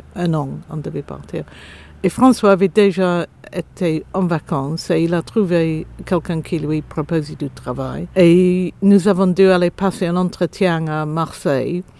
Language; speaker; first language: French; non-native, fluent; English